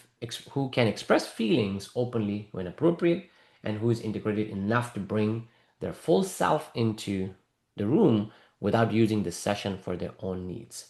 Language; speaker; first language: English; non-native, fluent; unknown